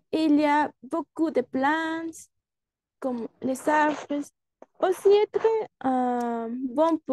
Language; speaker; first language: French; non-native, learner; Spanish